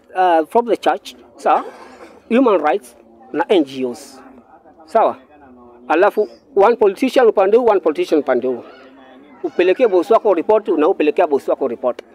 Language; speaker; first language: Swahili; native; Swahili